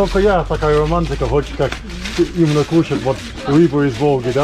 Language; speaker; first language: Russian; non-native, learner; English